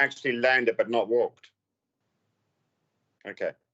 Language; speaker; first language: English; native; English